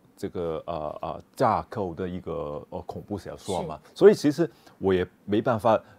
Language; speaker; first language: Chinese; non-native, local second language; Cantonese